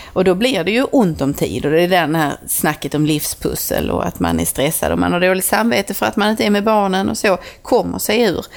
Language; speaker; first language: Swedish; native; Swedish